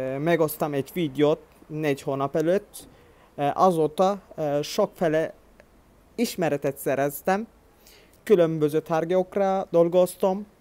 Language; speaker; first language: Hungarian; non-native, learner; Turkish